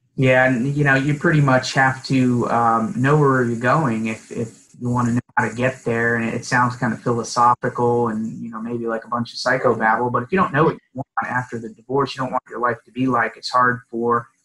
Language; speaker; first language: English; native; English